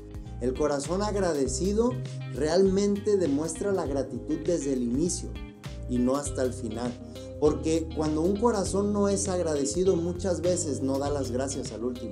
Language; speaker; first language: Spanish; native; Spanish